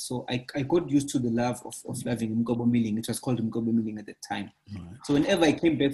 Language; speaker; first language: English; non-native, local second language; Zulu